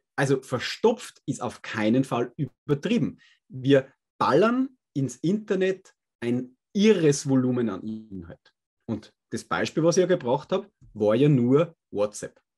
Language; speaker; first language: German; native; German